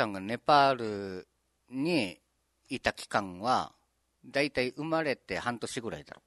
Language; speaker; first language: Japanese; native; Japanese